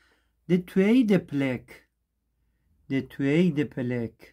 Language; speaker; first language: Dutch; non-native, fluent; Persian